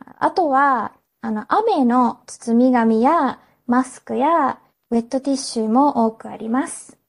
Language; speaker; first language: Japanese; non-native, fluent; English